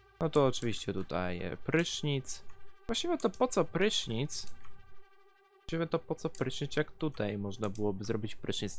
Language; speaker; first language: Polish; native; Polish